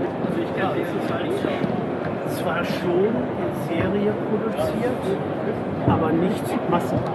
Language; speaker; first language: German; native; German